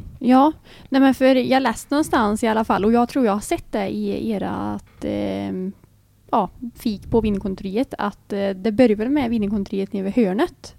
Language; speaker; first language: Swedish; native; Swedish